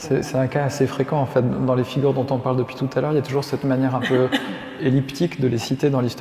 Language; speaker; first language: French; native; French